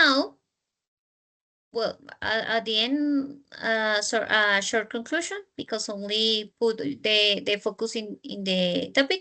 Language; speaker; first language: English; non-native, learner; Spanish